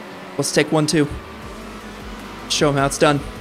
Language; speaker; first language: English; native; English